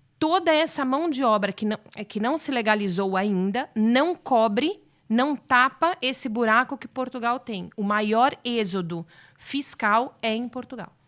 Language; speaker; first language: Portuguese; native; Portuguese